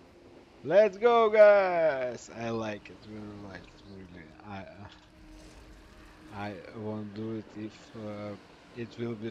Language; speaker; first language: English; non-native, learner; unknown